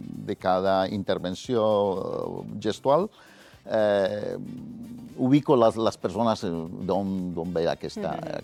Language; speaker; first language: Catalan; non-native, fluent; Spanish